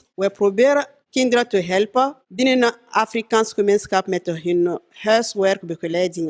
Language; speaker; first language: Dutch; non-native, fluent; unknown